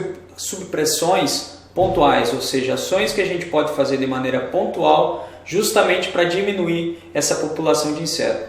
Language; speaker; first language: Portuguese; native; Portuguese